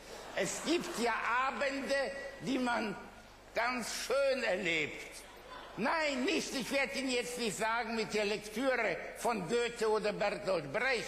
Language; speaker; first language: German; early bilingual, other home language; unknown